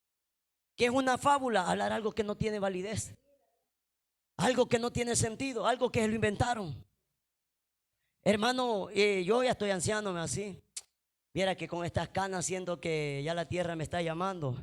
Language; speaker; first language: Spanish; native; Spanish